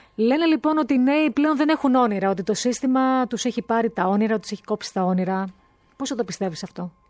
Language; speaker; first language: Greek; native; Greek